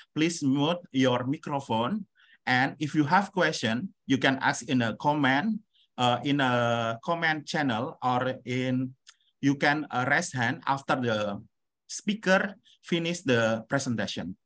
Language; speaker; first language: English; non-native, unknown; Indonesian